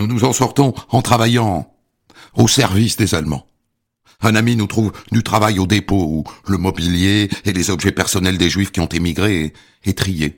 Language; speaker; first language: French; native; French